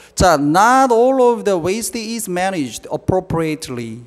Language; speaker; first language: English; non-native, fluent; Korean